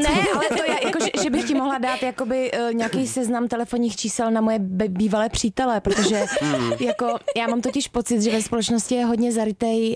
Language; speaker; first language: Czech; native; Czech